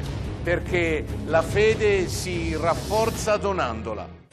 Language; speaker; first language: Italian; native; Italian